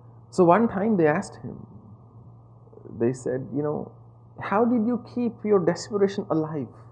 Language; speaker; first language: English; non-native, local second language; Hindi